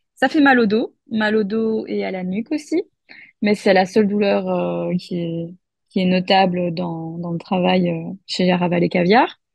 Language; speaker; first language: French; native; French